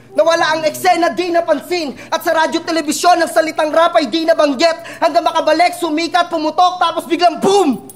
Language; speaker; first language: Filipino; native; Filipino